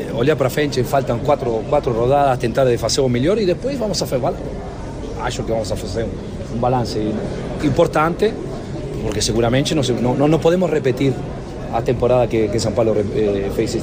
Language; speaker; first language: Portuguese; non-native, fluent; Spanish